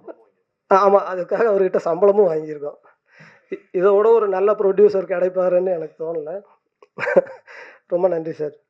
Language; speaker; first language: Tamil; native; Tamil